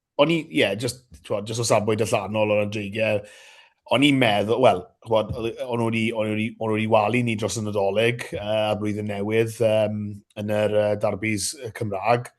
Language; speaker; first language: Welsh; native; Welsh